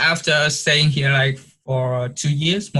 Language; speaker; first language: English; non-native, learner; Vietnamese